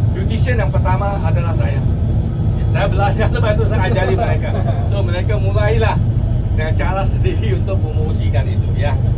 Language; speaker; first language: Malay; non-native, local second language; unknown